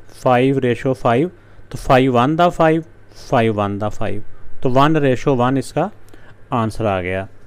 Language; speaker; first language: Urdu; non-native, local second language; Punjabi